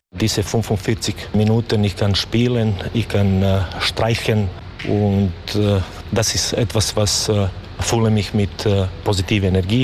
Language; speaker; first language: German; non-native, learner; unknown